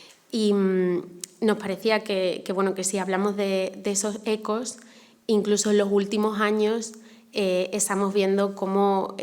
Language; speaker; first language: Spanish; native; Spanish